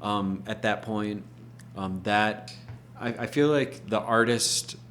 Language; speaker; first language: English; native; English